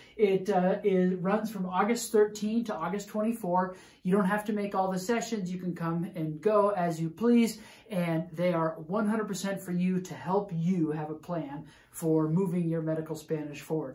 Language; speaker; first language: English; native; English